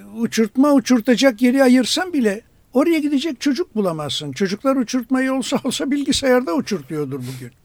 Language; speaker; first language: Turkish; non-native, local second language; Greek